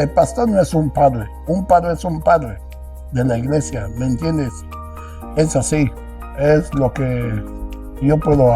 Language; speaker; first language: Spanish; non-native, local second language; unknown